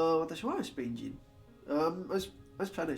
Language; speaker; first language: Japanese; non-native, learner; Spanish